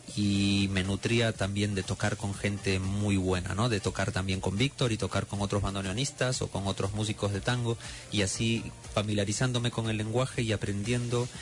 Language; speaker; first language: Spanish; native; Spanish